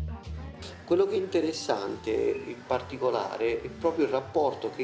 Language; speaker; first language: Italian; native; Italian